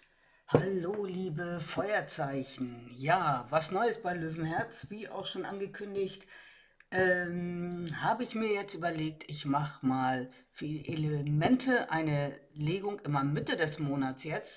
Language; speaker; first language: German; native; German